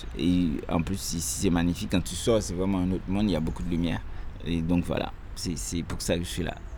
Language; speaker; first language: French; non-native, local second language; Haitian Creole